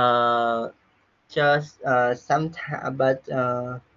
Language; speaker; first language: English; non-native, learner; Vietnamese